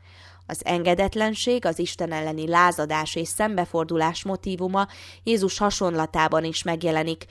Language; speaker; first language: Hungarian; native; Hungarian